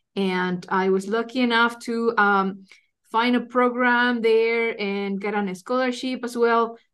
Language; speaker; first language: English; non-native, fluent; Spanish